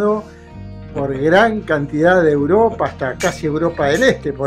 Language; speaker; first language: Spanish; native; Spanish